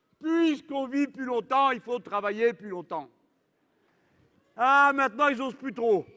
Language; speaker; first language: French; native; French